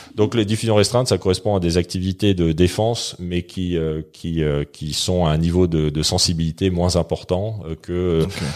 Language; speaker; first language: French; native; French